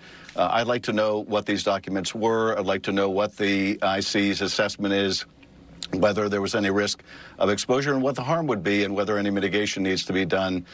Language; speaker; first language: English; native; English